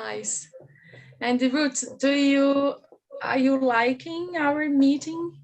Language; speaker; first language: English; non-native, learner; Portuguese